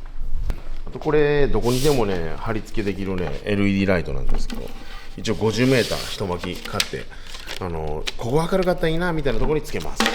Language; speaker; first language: Japanese; native; Japanese